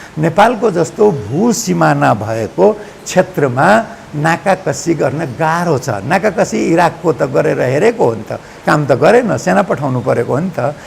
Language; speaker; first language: Nepali; non-native, local second language; Maithili